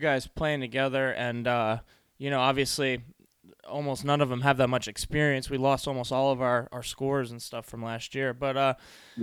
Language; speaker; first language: English; native; English